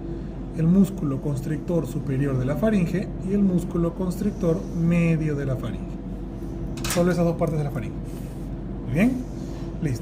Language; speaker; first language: Spanish; native; Spanish